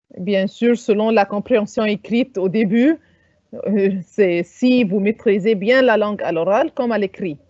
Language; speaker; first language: French; non-native, fluent; Arabic